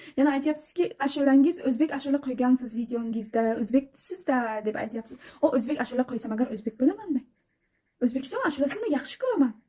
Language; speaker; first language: Uzbek; non-native, fluent; Tajik